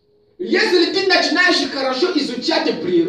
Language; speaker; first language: Russian; non-native, fluent; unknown